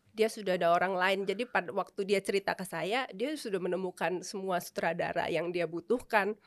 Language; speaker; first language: Indonesian; native; Indonesian